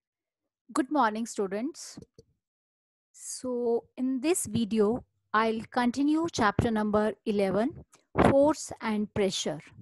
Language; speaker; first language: English; non-native, local second language; Hindi